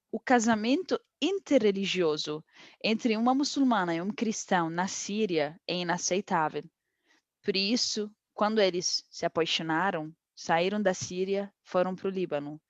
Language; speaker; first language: Portuguese; non-native, fluent; Arabic